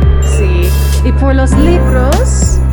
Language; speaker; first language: Spanish; non-native, learner; English